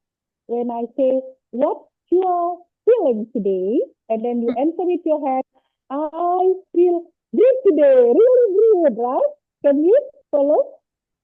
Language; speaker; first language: English; non-native, learner; Indonesian